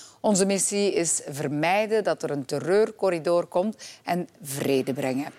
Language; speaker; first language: Dutch; native; Dutch